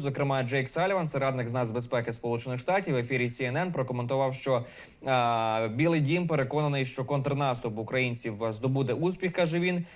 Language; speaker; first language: Ukrainian; native; Ukrainian